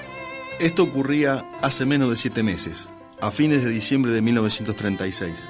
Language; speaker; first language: Spanish; native; Spanish